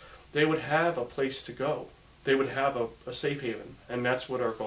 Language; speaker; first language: English; native; English